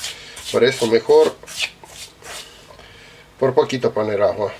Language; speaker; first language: Spanish; non-native, learner; Russian